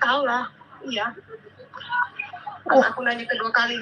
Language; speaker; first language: Indonesian; native; Indonesian